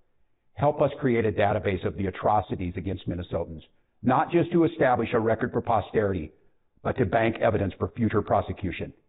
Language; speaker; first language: English; native; English